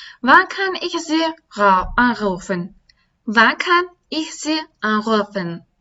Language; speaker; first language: German; non-native, fluent; Turkish